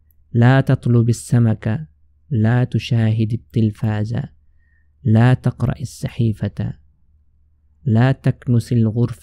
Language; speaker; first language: Arabic; non-native, fluent; Urdu